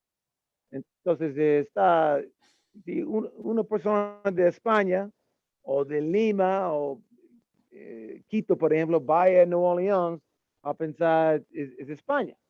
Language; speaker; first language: Spanish; non-native, learner; English